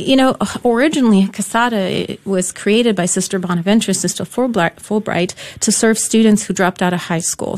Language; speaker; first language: English; non-native, fluent; Polish